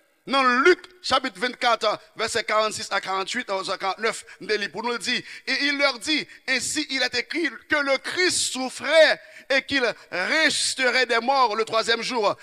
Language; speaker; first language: French; non-native, local second language; Haitian Creole